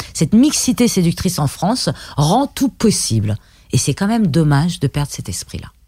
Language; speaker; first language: French; early bilingual, other home language; Persian